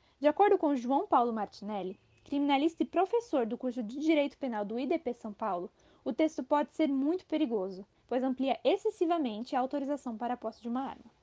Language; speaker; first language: Portuguese; native; Portuguese